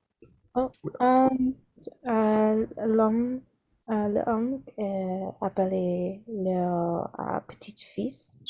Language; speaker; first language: French; non-native, learner; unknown